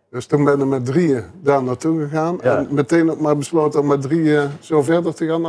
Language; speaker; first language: Dutch; native; Dutch